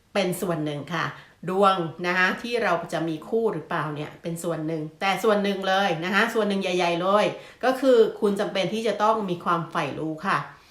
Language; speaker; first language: Thai; native; Thai